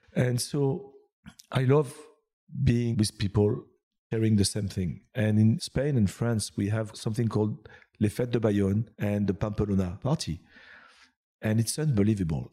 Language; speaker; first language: English; non-native, fluent; French